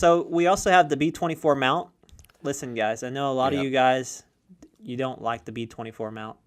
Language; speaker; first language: English; native; English